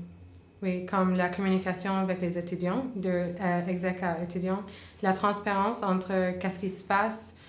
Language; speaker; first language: French; non-native, local second language; English